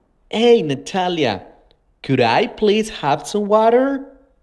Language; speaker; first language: English; non-native, fluent; Spanish